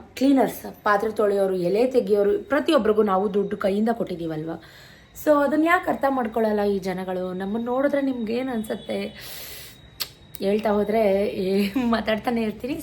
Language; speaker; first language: Kannada; native; Kannada